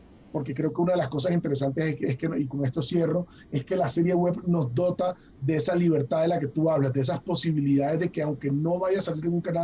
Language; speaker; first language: Spanish; native; Spanish